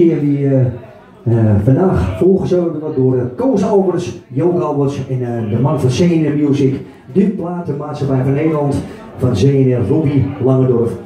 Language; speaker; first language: Dutch; native; Dutch